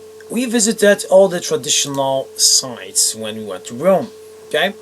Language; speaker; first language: English; non-native, fluent; Polish